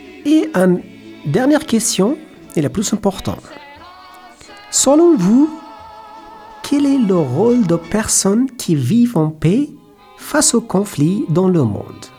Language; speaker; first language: French; non-native, learner; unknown